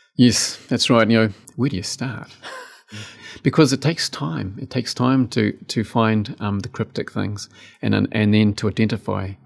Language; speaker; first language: English; native; English